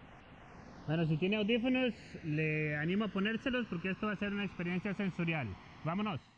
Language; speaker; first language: Spanish; native; Spanish